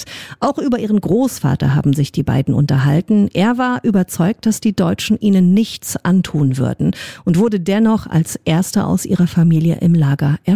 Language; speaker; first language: German; native; German